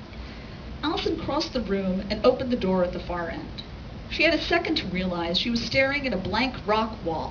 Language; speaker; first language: English; native; English